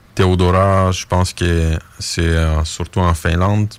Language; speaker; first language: French; non-native, fluent; Bulgarian